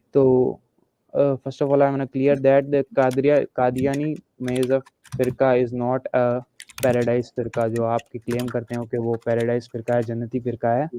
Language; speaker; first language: Urdu; native; Urdu